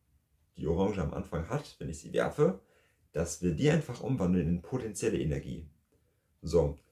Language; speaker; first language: German; native; German